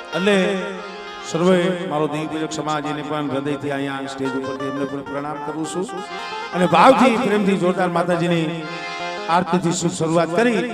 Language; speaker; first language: Gujarati; native; Gujarati